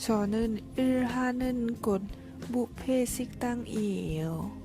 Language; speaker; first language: Korean; non-native, learner; Vietnamese